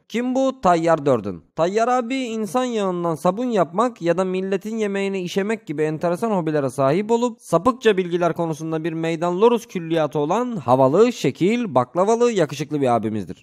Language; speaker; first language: Turkish; native; Turkish